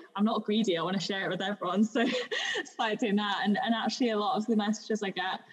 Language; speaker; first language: English; native; English